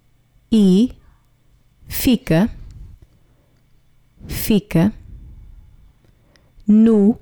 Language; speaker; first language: Portuguese; non-native, fluent; English